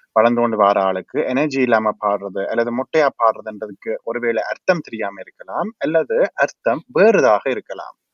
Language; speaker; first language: Tamil; early bilingual, heritage; Tamil